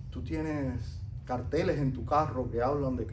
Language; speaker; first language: Spanish; native; Spanish